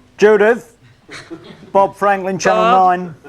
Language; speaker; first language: English; native; English